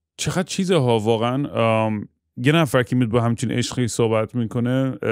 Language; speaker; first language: Persian; native; Persian